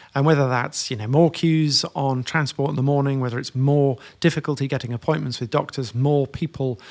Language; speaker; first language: English; native; English